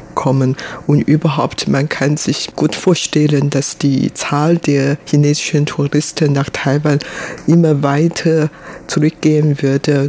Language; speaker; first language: German; non-native, fluent; Chinese